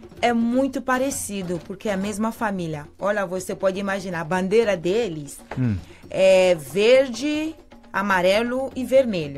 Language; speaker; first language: Portuguese; non-native, fluent; Mandingo